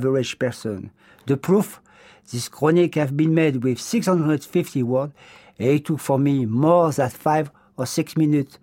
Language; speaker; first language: English; non-native, fluent; French